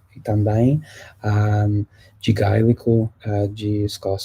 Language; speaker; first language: Portuguese; non-native, fluent; English